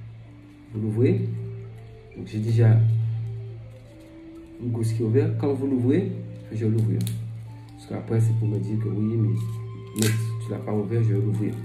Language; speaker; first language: French; non-native, local second language; Fon